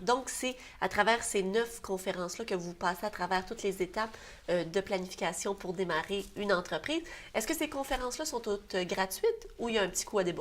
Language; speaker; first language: French; native; French